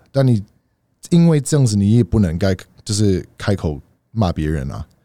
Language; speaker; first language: Chinese; early bilingual, heritage; Chinese